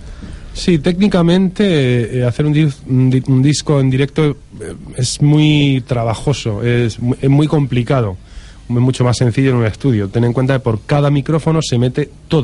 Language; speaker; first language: Spanish; native; Spanish